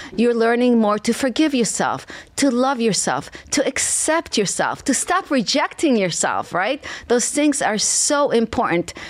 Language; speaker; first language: English; non-native, fluent; Hebrew